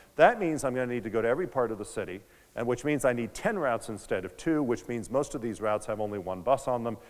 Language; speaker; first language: English; native; English